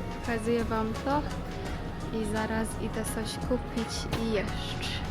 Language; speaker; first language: Polish; non-native, learner; Persian